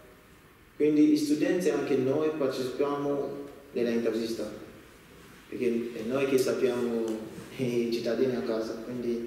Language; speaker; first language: Italian; non-native, learner; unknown